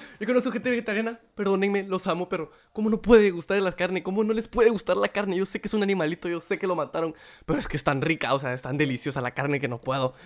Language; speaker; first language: Spanish; native; Spanish